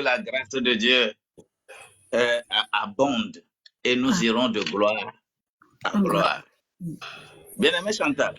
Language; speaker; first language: French; non-native, local second language; Ewe